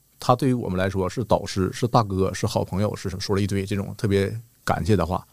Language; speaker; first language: Chinese; native; Chinese